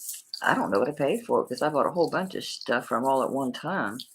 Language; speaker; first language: English; native; English